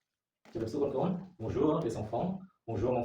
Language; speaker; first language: French; non-native, learner; Khmer